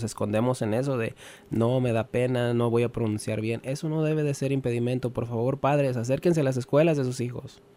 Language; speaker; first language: Spanish; native; Spanish